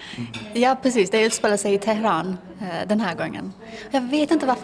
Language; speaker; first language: Swedish; early bilingual, other home language; Persian